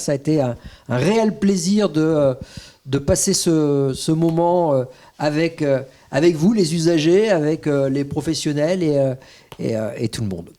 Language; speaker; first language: French; native; French